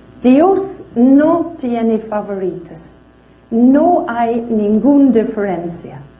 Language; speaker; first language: Spanish; non-native, fluent; English